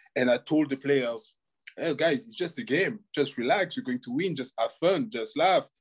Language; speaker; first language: English; non-native, fluent; French